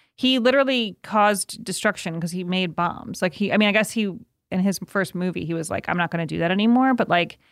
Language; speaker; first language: English; native; English